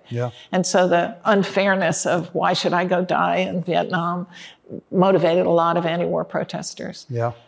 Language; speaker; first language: English; native; English